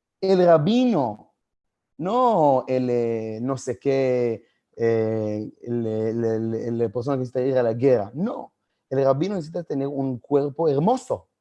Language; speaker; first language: Spanish; non-native, fluent; Hebrew